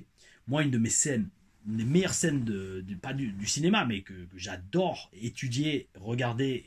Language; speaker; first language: French; native; French